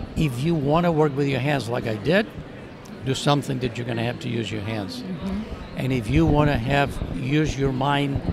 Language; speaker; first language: English; non-native, fluent; Spanish